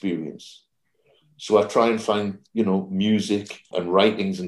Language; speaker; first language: English; native; English